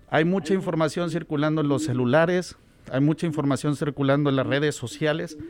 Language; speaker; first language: Spanish; native; Spanish